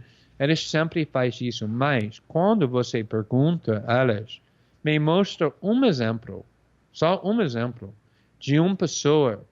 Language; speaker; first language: Portuguese; non-native, fluent; English